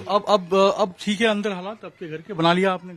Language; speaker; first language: Hindi; native; Hindi